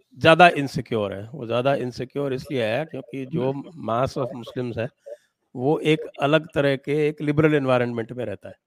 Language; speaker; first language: Hindi; native; Hindi